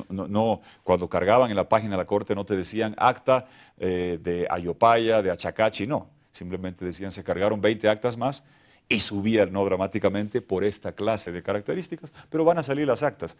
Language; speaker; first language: Spanish; native; Spanish